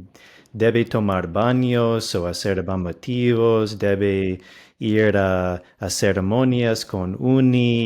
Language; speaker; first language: Spanish; non-native, fluent; English